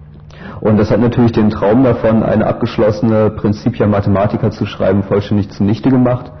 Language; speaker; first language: German; native; German